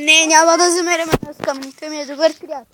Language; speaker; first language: Bulgarian; native; Bulgarian